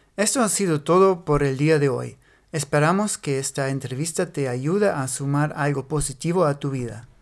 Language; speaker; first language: Spanish; non-native, fluent; German